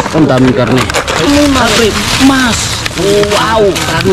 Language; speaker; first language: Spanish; non-native, learner; Filipino